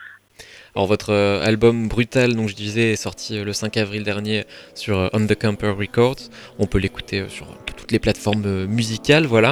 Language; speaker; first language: French; native; French